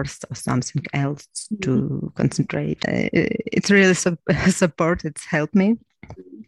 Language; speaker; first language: English; non-native, learner; Ukrainian